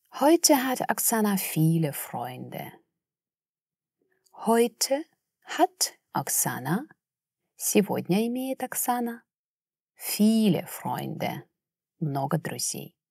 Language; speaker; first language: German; non-native, fluent; Russian